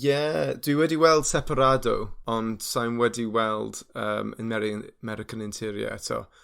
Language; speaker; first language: Welsh; non-native, fluent; English